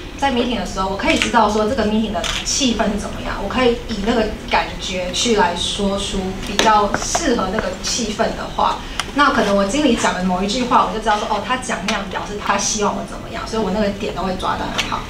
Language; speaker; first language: Chinese; native; Chinese